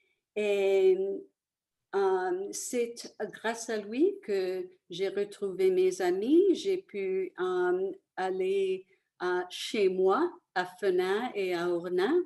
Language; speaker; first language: French; early bilingual, other home language; Italian